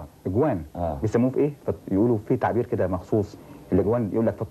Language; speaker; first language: Arabic; native; Arabic